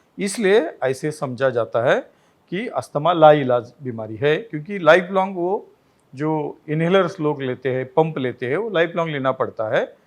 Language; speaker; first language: Hindi; non-native, local second language; Marathi